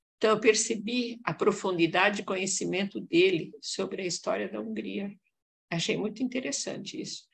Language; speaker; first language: Portuguese; early bilingual, other home language; Hungarian